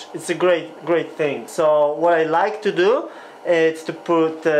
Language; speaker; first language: English; non-native, fluent; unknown